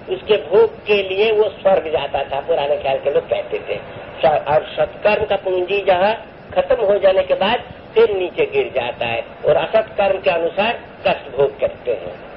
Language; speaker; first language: Hindi; non-native, local second language; Bangla